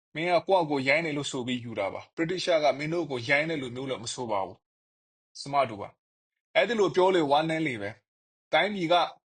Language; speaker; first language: Burmese; non-native, local second language; Kachin